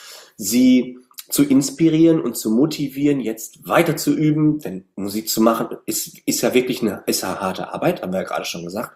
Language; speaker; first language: German; native; German